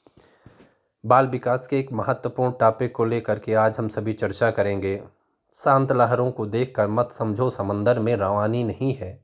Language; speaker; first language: Hindi; native; Hindi